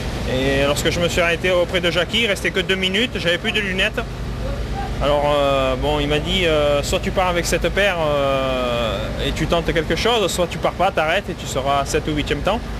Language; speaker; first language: French; native; French